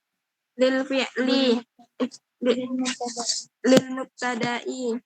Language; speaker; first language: Arabic; non-native, learner; Indonesian